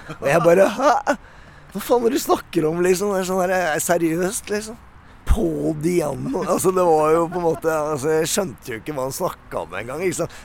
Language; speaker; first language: Norwegian; native; Norwegian